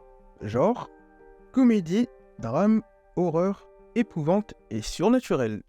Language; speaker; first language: French; native; French